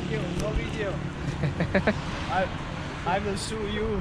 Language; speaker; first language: English; non-native, learner; Persian